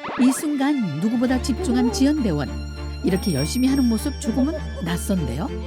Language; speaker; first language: Korean; native; Korean